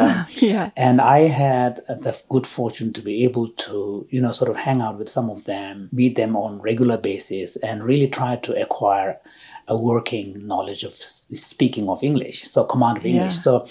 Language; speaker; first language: English; non-native, local second language; Tibetan